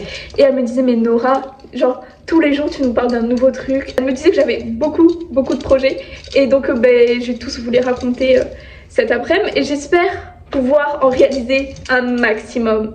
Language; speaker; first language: French; native; French